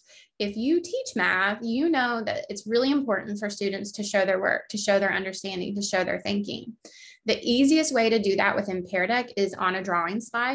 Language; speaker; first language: English; native; English